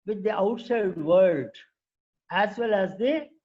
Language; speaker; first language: English; non-native, local second language; Telugu